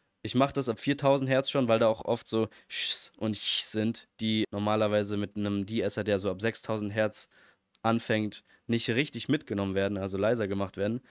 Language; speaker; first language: German; native; German